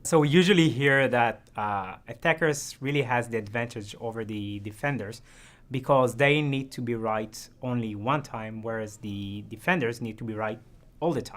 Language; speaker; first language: English; non-native, fluent; Hebrew